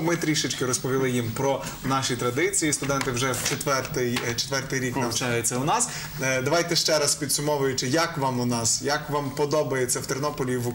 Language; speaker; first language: Ukrainian; native; Ukrainian